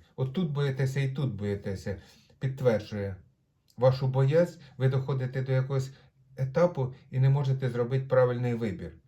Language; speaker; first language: Ukrainian; non-native, local second language; Russian